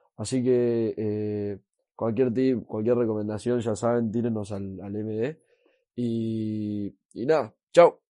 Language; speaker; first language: Spanish; native; Spanish